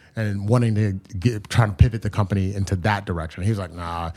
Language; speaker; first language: English; native; English